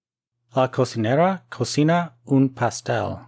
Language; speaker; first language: Spanish; non-native, fluent; English